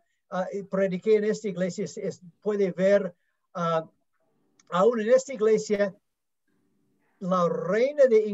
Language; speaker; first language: Spanish; non-native, fluent; English